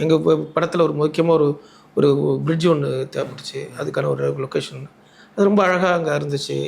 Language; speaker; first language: Tamil; native; Tamil